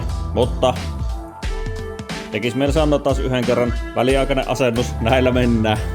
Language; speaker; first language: Finnish; native; Finnish